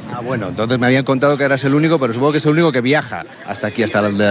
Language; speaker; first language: Spanish; native; Spanish